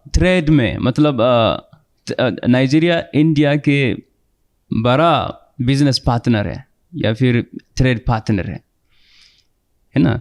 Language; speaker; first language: Hindi; non-native, fluent; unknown